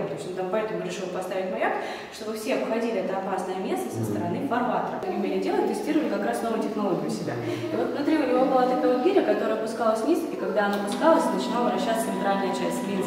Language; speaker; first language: Russian; native; Russian